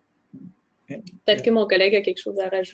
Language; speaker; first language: French; native; French